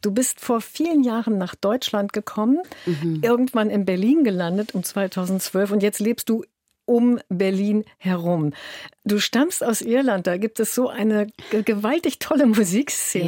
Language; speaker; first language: German; native; German